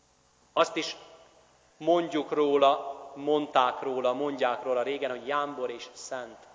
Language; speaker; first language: Hungarian; native; Hungarian